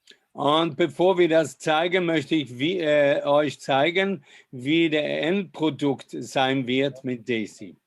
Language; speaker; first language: German; non-native, fluent; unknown